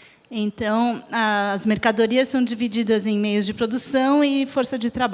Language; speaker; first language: Portuguese; native; Portuguese